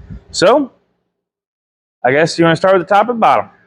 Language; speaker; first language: English; native; English